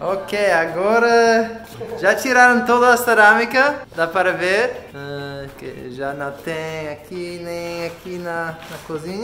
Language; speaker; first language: Portuguese; non-native, learner; English